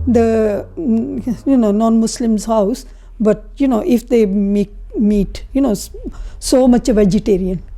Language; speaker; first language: English; non-native, local second language; Punjabi